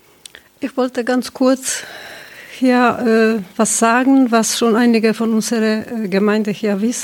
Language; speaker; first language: German; non-native, fluent; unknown